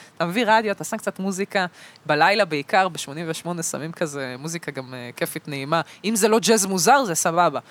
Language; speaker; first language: Hebrew; early bilingual, other home language; Russian